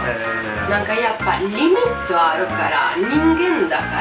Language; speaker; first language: Japanese; non-native, learner; Italian